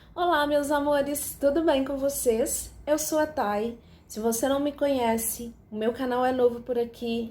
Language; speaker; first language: Portuguese; native; Portuguese